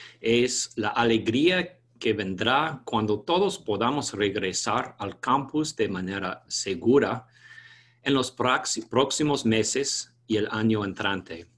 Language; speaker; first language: Spanish; non-native, fluent; English